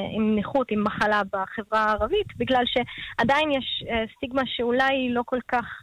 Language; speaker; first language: Hebrew; native; Hebrew